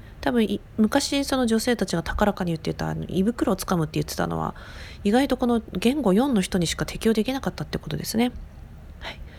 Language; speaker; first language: Japanese; native; Japanese